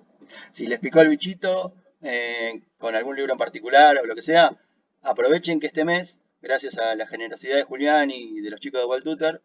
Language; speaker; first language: Spanish; native; Spanish